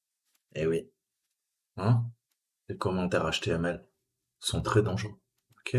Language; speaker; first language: French; native; French